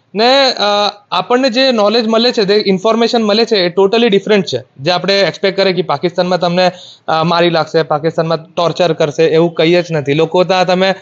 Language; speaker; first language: Gujarati; non-native, local second language; Marathi